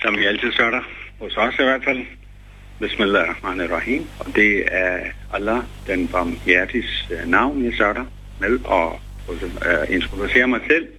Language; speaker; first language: Danish; non-native, fluent; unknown